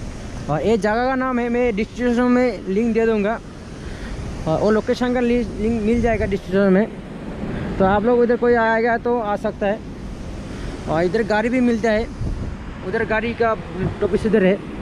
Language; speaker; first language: Hindi; non-native, local second language; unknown